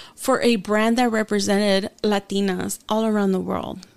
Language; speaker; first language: English; early bilingual, other home language; Spanish